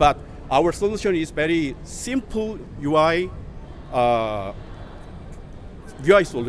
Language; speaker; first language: English; non-native, learner; Korean